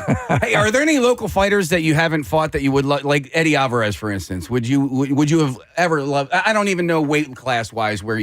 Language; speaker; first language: English; native; English